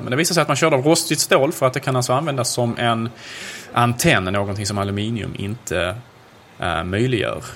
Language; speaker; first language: Swedish; native; Swedish